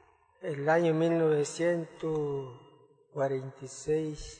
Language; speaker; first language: Spanish; non-native, local second language; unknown